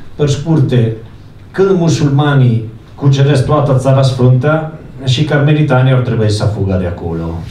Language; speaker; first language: Romanian; non-native, fluent; Italian